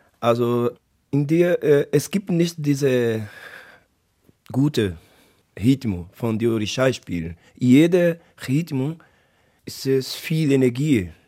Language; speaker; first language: German; non-native, learner; Portuguese